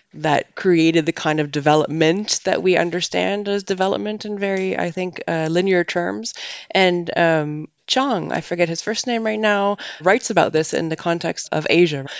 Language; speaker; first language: English; native; English